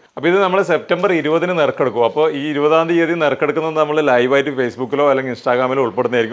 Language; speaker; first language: Malayalam; native; Malayalam